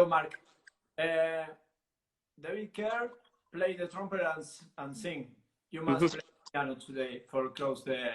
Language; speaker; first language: English; non-native, learner; Italian